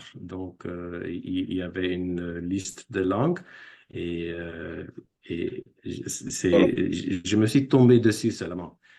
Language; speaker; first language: French; non-native, fluent; English